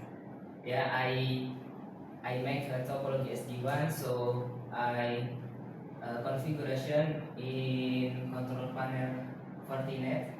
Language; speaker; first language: English; non-native, learner; Indonesian